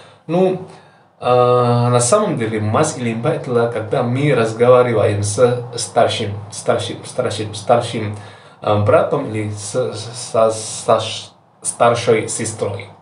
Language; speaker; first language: Russian; non-native, learner; Javanese